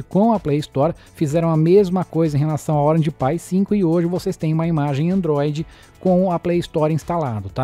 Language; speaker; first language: Portuguese; native; Portuguese